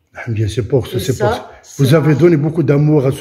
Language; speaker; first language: French; non-native, local second language; Arabic